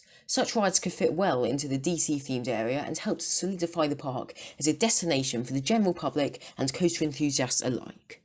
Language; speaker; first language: English; native; English